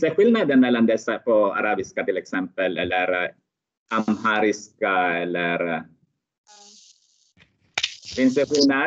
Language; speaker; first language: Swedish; non-native, fluent; Arabic